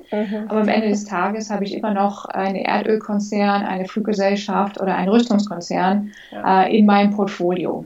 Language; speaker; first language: German; early bilingual, other home language; English